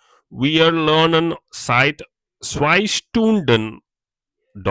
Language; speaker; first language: German; non-native, fluent; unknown